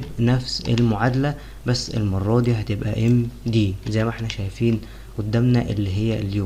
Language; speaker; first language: Arabic; native; Arabic